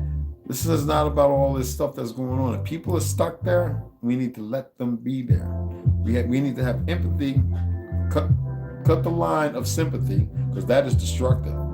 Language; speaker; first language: English; native; English